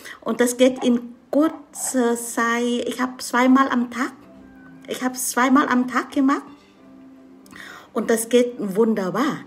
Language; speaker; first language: German; non-native, learner; Vietnamese